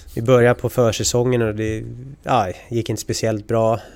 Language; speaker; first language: Swedish; native; Swedish